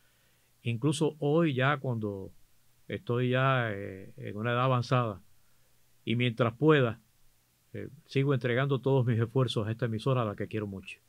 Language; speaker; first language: Spanish; native; Spanish